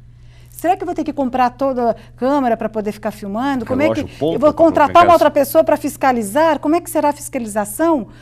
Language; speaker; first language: Portuguese; native; Portuguese